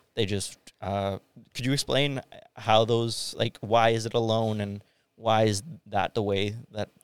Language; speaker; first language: English; early bilingual, other home language; Hindi